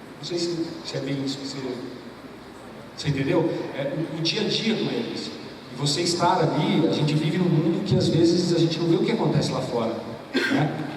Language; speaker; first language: Portuguese; native; Portuguese